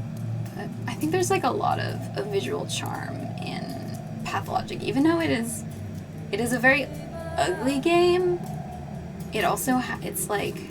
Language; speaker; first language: English; native; English